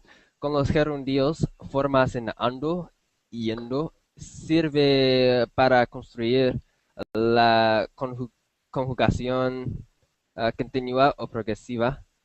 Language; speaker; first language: Spanish; non-native, learner; English